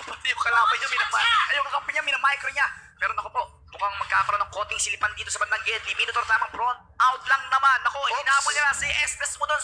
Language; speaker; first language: Filipino; native; Filipino